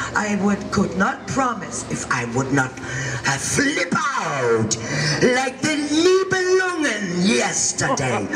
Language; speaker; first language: English; non-native, fluent; German